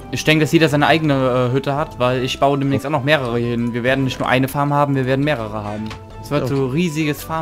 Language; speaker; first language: German; native; German